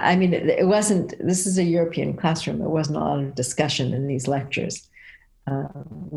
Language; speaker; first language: English; native; English